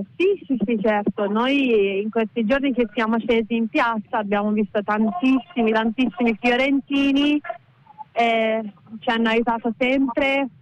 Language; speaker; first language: Italian; non-native, fluent; Persian